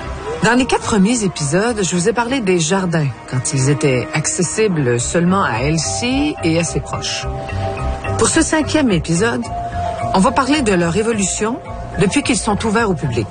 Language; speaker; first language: French; native; French